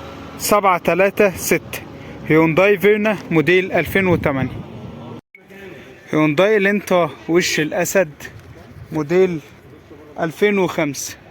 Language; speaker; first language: Arabic; native; Arabic